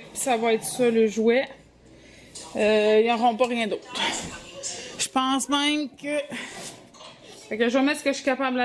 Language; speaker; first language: French; native; French